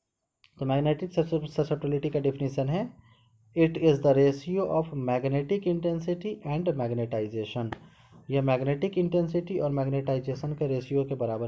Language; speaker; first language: Hindi; native; Hindi